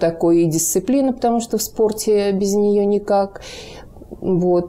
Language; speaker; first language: Russian; native; Russian